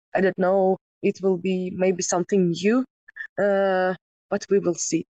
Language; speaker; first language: English; non-native, fluent; Ukrainian